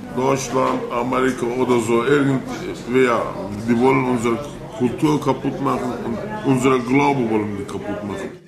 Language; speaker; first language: German; non-native, fluent; Turkish